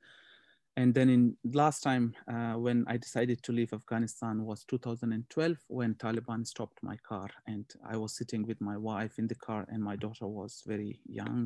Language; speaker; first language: English; non-native, local second language; Hazaragi